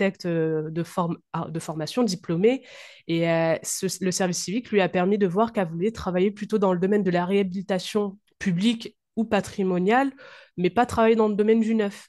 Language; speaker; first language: French; native; French